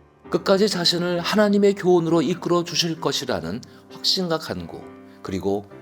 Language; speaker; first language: Korean; native; Korean